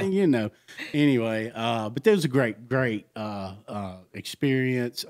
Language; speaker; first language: English; native; English